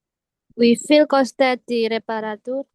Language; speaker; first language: German; non-native, learner; Indonesian